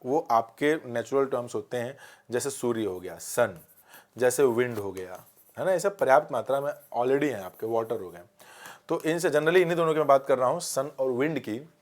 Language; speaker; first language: Hindi; native; Hindi